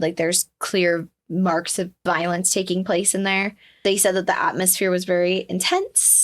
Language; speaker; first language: English; native; English